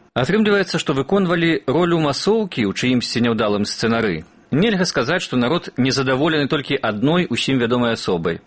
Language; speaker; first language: Belarusian; native; Belarusian